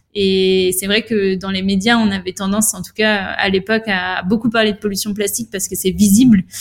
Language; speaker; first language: French; native; French